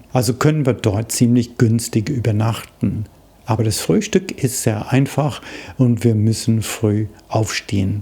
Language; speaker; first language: German; non-native, fluent; English